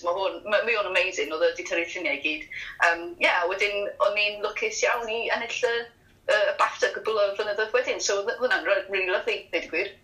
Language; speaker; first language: Welsh; native; Welsh